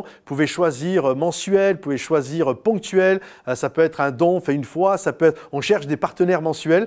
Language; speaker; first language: French; native; French